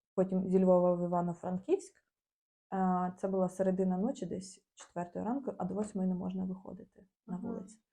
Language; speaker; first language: Ukrainian; native; Ukrainian